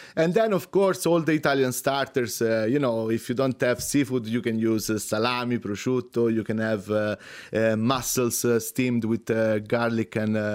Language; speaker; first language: English; non-native, fluent; Italian